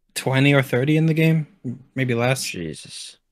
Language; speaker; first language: English; native; English